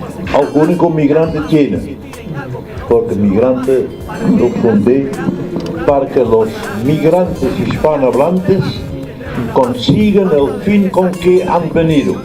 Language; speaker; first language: Spanish; non-native, fluent; Dutch